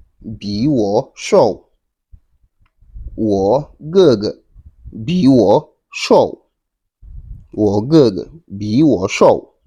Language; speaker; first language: Chinese; non-native, fluent; Wolof